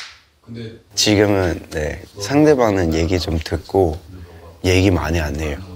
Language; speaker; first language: Korean; non-native, learner; Cantonese